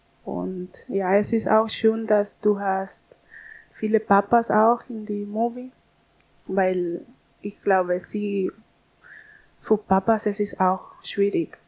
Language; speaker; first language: German; non-native, learner; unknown